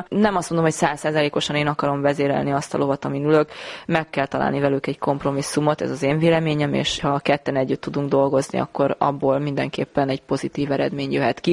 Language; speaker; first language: Hungarian; native; Hungarian